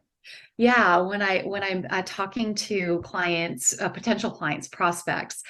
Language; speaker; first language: English; native; English